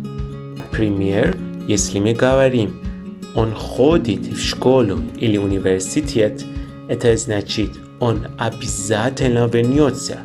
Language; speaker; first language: Russian; non-native, fluent; Persian